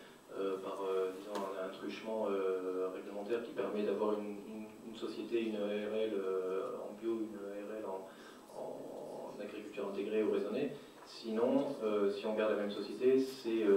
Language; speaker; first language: French; native; French